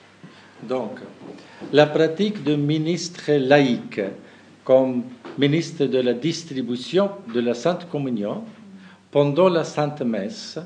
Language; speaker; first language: French; non-native, fluent; German